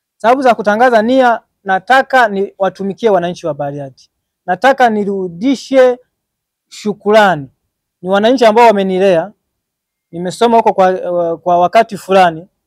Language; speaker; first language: Swahili; native; Swahili